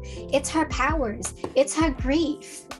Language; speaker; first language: English; native; English